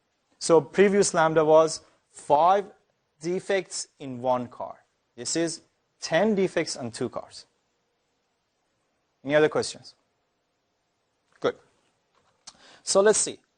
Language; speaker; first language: English; non-native, fluent; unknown